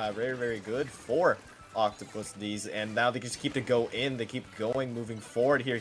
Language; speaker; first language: English; native; English